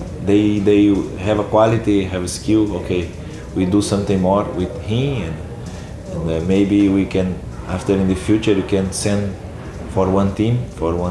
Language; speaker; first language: English; non-native, learner; Portuguese